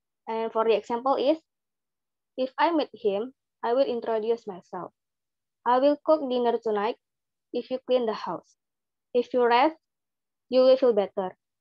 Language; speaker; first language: English; non-native, learner; Indonesian